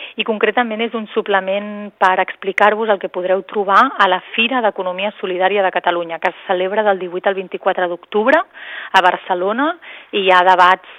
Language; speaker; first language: Catalan; native; Catalan